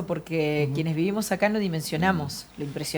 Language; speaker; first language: Spanish; native; Spanish